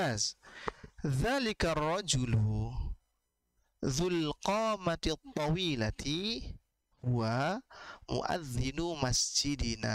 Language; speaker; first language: Arabic; non-native, fluent; Indonesian